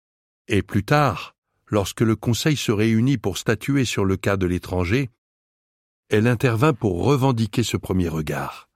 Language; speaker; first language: French; native; French